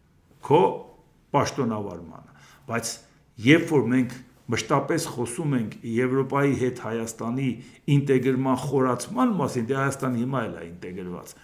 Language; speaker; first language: Armenian; native; Armenian